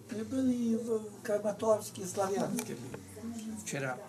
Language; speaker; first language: Russian; non-native, fluent; Italian